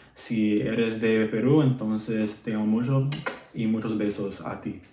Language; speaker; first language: Spanish; non-native, learner; English